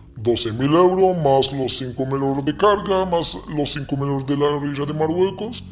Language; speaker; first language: Spanish; non-native, fluent; Arabic